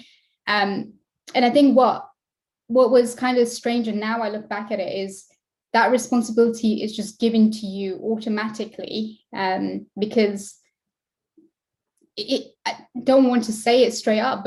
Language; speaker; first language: English; native; English